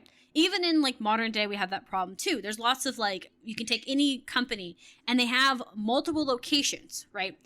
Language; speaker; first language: English; native; English